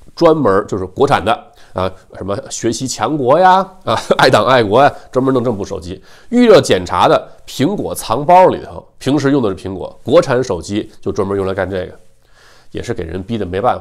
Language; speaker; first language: Chinese; native; Chinese